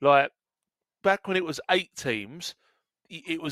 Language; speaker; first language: English; native; English